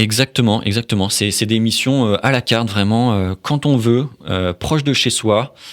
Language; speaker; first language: French; native; French